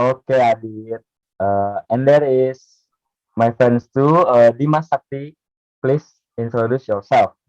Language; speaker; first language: English; non-native, learner; Indonesian